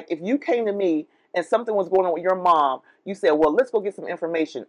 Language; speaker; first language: English; native; English